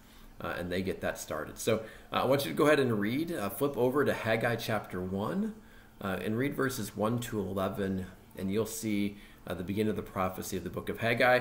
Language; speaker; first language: English; native; English